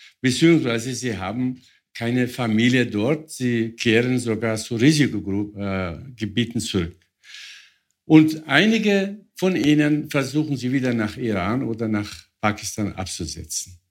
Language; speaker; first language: German; non-native, fluent; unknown